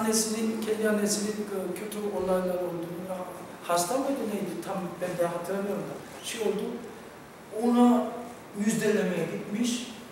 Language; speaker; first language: Turkish; non-native, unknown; Korean